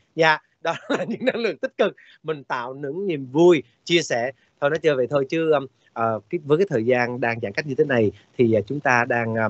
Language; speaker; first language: Vietnamese; native; Vietnamese